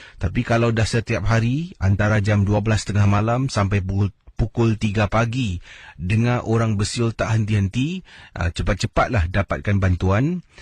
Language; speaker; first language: Malay; native; Malay